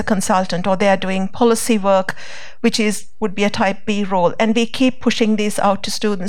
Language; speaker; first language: English; non-native, local second language; Sinhala